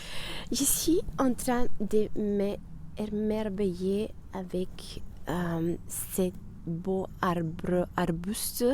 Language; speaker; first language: French; non-native, fluent; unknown